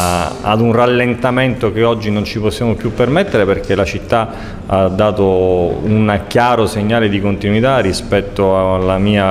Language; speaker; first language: Italian; native; Italian